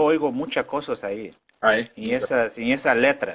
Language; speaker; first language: Spanish; non-native, local second language; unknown